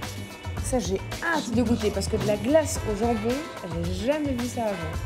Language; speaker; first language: French; native; French